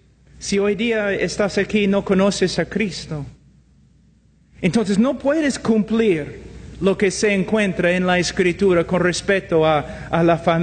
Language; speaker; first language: Spanish; non-native, fluent; English